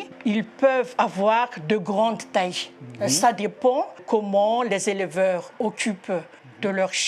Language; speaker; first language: French; non-native, local second language; Malagasy